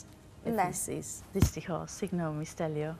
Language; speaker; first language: Greek; non-native, learner; English